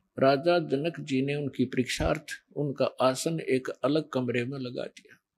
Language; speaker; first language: Hindi; native; Hindi